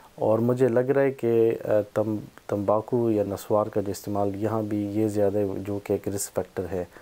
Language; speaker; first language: Urdu; non-native, local second language; Pashto